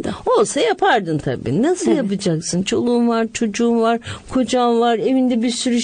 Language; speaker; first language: Turkish; native; Turkish